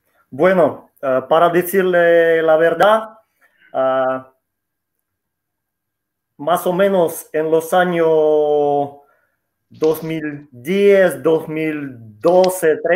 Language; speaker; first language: Spanish; non-native, fluent; Russian